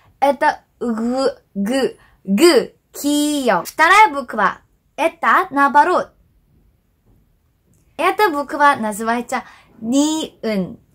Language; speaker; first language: Russian; non-native, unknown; Korean